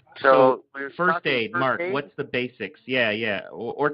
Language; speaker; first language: English; native; English